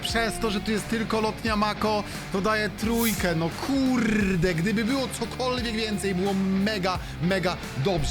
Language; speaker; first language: Polish; native; Polish